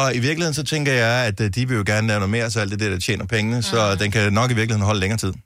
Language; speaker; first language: Danish; native; Danish